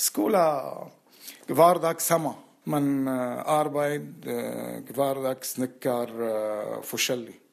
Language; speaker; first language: Norwegian; non-native, learner; Arabic